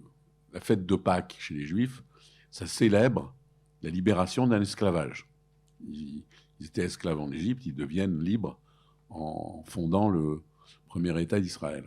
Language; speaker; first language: French; early bilingual, other home language; Arabic